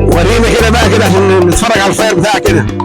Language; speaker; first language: Arabic; native; Arabic